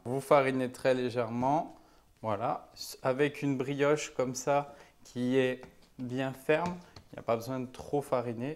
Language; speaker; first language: French; native; French